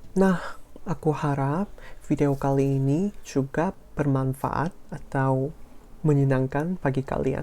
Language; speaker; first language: Indonesian; non-native, fluent; Korean